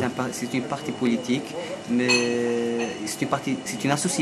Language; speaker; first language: French; non-native, learner; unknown